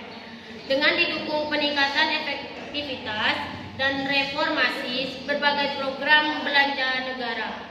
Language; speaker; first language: Indonesian; native; Indonesian